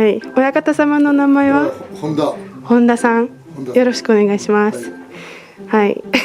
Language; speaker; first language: Japanese; non-native, learner; Slovak